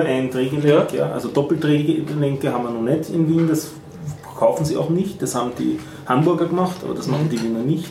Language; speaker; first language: German; native; German